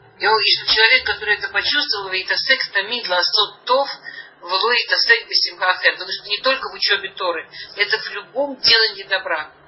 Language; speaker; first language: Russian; early bilingual, heritage; Russian